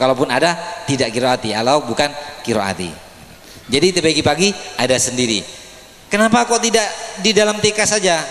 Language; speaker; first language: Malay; non-native, local second language; Madurese